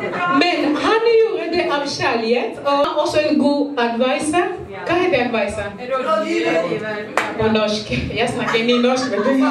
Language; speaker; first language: Norwegian; non-native, fluent; Lingala